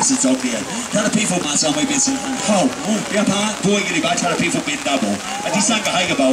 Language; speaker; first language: Chinese; non-native, fluent; English